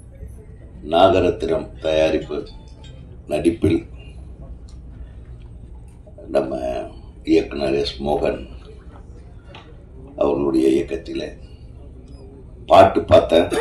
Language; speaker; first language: Tamil; native; Tamil